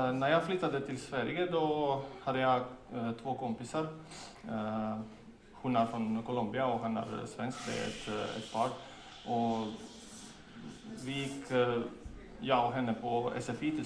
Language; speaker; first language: Swedish; non-native, learner; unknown